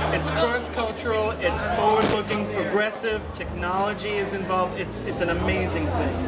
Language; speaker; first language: English; non-native, fluent; Portuguese